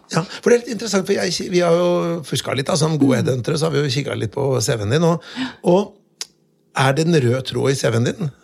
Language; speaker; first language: Norwegian; native; Norwegian